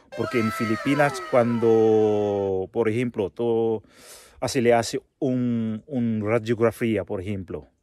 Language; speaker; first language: Spanish; non-native, learner; Filipino